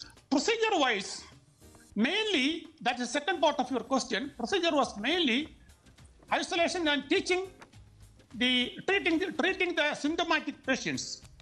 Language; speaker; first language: English; non-native, local second language; Malayalam